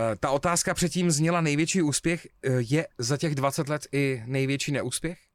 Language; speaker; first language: Czech; native; Czech